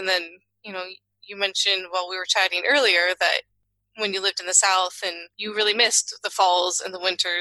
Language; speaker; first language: English; native; English